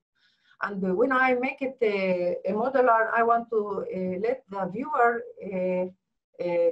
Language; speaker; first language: English; non-native, learner; Arabic